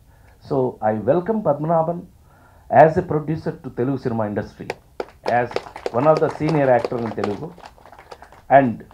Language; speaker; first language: Telugu; native; Telugu